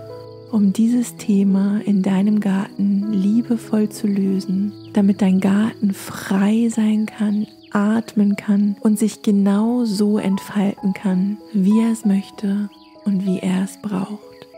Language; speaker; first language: German; native; German